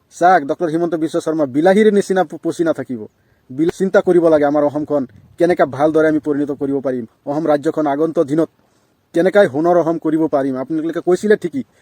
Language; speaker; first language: Assamese; native; Assamese